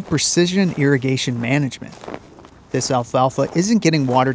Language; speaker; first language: English; native; English